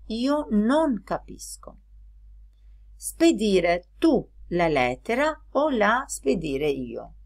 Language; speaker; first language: Italian; non-native, fluent; Albanian